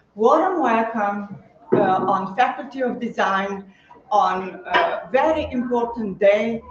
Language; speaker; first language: English; non-native, fluent; Slovenian